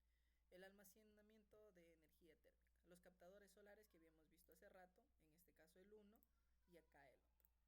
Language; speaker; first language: Spanish; native; Spanish